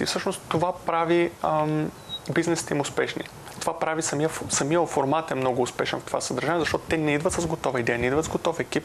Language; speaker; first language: Bulgarian; native; Bulgarian